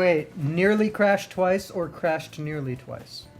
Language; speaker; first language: English; native; English